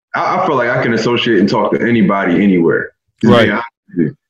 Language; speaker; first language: English; native; English